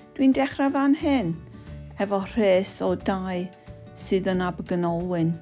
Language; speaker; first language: Welsh; non-native, fluent; English